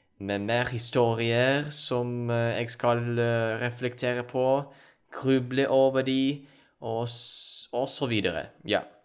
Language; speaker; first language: Norwegian; non-native, learner; Ukrainian